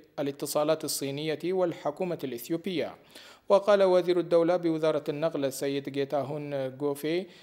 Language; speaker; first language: Arabic; non-native, fluent; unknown